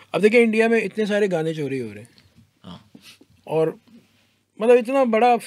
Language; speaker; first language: Urdu; native; Urdu